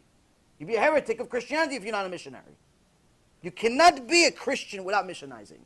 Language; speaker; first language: English; native; English